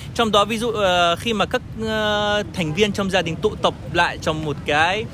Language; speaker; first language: Vietnamese; non-native, fluent; Arabic